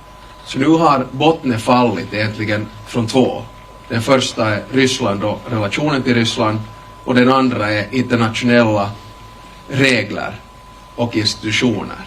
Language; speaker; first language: Swedish; native; Swedish